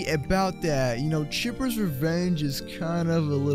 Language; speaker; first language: English; native; English